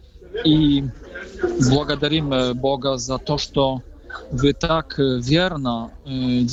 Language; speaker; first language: Russian; non-native, fluent; Polish